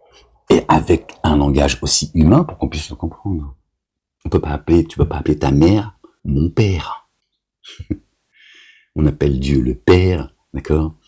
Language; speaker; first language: French; native; French